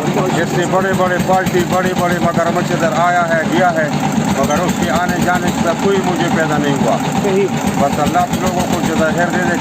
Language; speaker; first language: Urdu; non-native, local second language; Baluchi